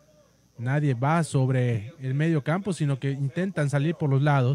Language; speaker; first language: Spanish; native; Spanish